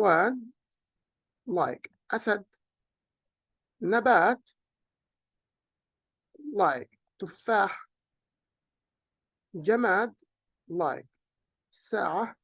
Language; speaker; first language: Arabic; native; Arabic